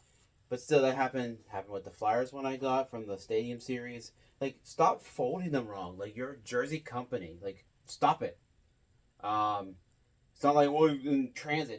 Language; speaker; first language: English; native; English